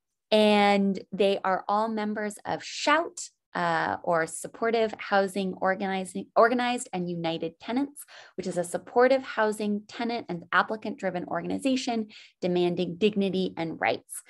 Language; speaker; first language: English; native; English